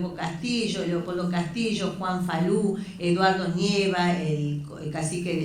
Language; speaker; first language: Spanish; native; Spanish